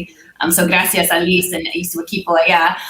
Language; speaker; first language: Spanish; non-native, learner; English